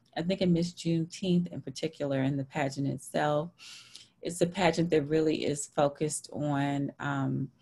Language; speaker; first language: English; native; English